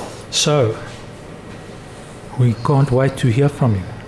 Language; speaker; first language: English; native; English